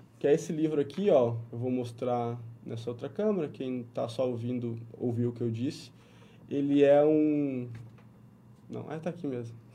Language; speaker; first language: Portuguese; native; Portuguese